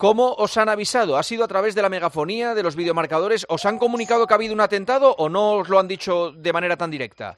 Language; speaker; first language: Spanish; native; Spanish